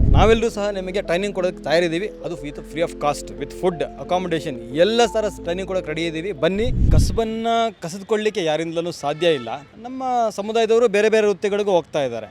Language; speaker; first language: Kannada; native; Kannada